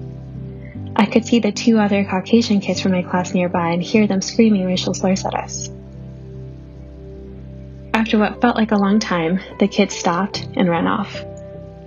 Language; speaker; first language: English; early bilingual, other home language; Spanish